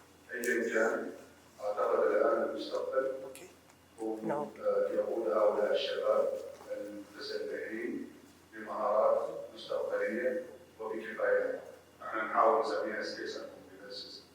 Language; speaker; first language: Arabic; native; Arabic